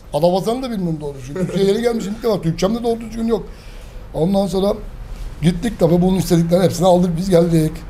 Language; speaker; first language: Turkish; early bilingual, heritage; Turkish